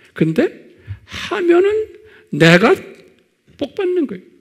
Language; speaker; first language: Korean; native; Korean